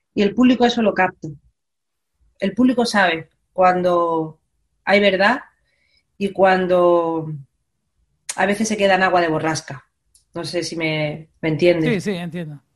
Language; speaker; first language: Spanish; native; Spanish